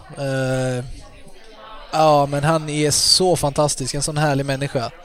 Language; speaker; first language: Swedish; native; Swedish